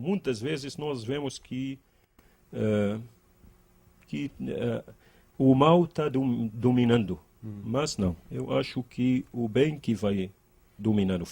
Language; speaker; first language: Portuguese; non-native, learner; Arabic